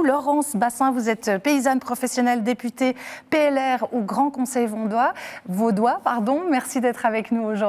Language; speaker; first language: French; native; French